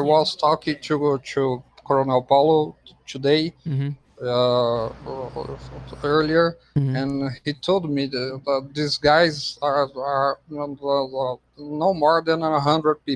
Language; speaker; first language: English; non-native, fluent; Portuguese